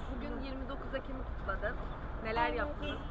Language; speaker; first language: Turkish; native; Turkish